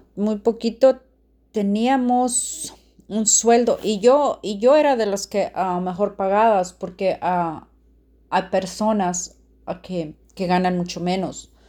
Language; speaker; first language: Spanish; native; Spanish